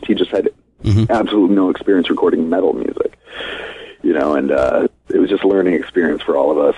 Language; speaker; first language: English; native; English